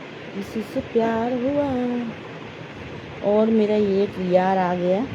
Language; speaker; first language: Hindi; non-native, local second language; Bangla